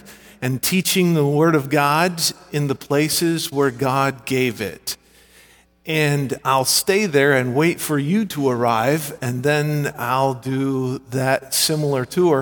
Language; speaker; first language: English; native; English